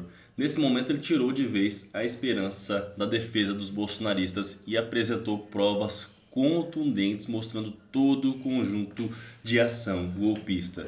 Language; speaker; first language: Portuguese; native; Portuguese